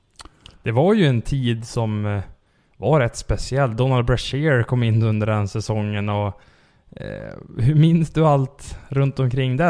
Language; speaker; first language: Swedish; native; Swedish